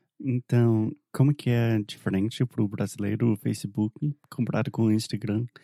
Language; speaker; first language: Portuguese; non-native, fluent; English